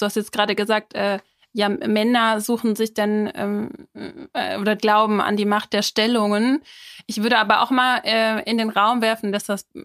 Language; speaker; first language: German; native; German